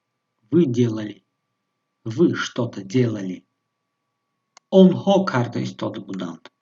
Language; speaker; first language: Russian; non-native, local second language; Tajik